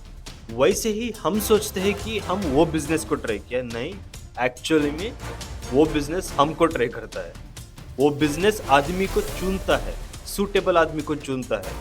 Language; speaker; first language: Hindi; non-native, local second language; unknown